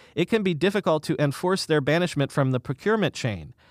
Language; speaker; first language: English; native; English